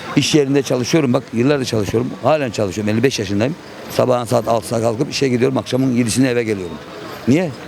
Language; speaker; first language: Turkish; native; Turkish